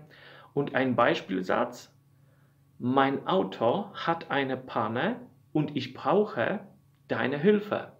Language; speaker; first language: German; non-native, fluent; Polish